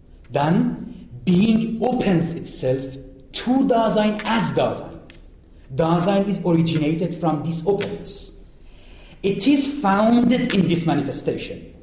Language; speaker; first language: English; non-native, fluent; Persian